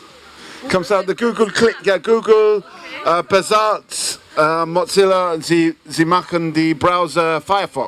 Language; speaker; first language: German; non-native, learner; English